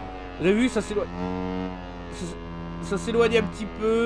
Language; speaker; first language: French; native; French